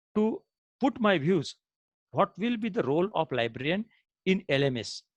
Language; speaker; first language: English; non-native, local second language; Marathi